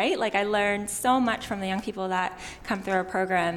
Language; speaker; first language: English; native; English